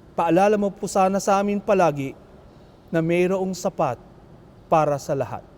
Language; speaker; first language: Filipino; native; Filipino